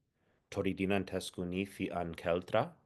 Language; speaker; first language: Arabic; non-native, fluent; English